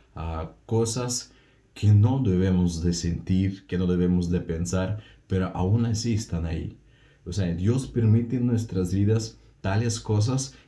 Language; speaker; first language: Spanish; non-native, fluent; Russian